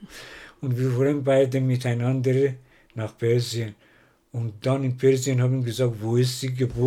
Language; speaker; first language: German; non-native, learner; Persian